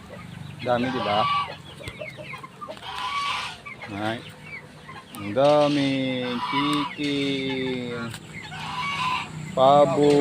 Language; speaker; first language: Filipino; non-native, local second language; Cebuano